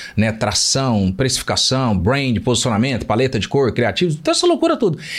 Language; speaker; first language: Portuguese; native; Portuguese